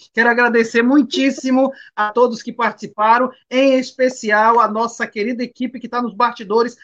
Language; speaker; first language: Portuguese; native; Portuguese